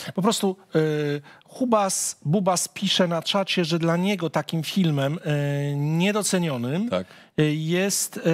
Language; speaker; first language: Polish; native; Polish